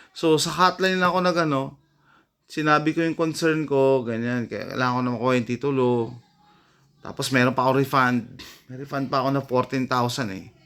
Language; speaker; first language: Filipino; native; Filipino